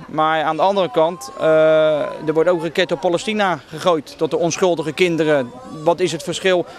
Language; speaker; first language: Dutch; native; Dutch